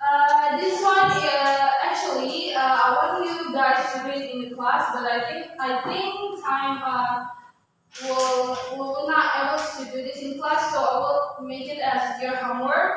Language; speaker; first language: English; non-native, fluent; Indonesian